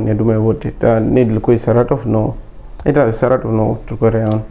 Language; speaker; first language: Russian; non-native, learner; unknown